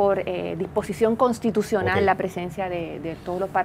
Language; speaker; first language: Spanish; native; Spanish